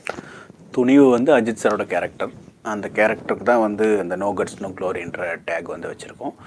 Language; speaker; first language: Tamil; native; Tamil